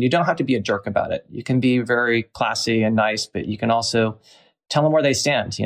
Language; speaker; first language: English; native; English